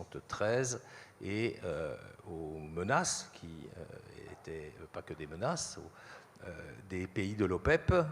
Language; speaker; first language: French; native; French